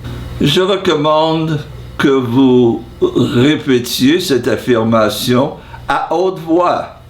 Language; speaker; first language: French; non-native, fluent; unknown